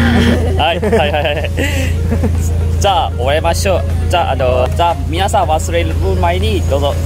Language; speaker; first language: Japanese; non-native, learner; Malay